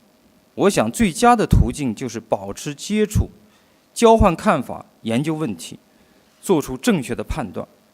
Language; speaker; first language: Chinese; native; Chinese